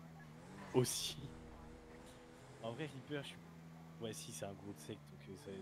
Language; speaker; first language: French; native; French